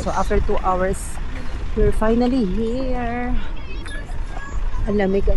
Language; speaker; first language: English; non-native, local second language; Filipino